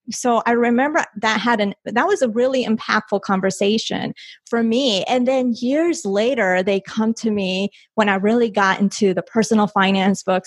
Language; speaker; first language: English; early bilingual, other home language; Spanish